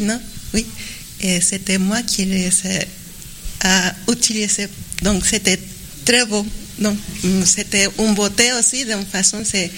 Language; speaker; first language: French; non-native, learner; Spanish